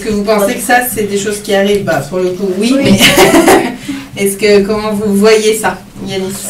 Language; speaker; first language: French; native; French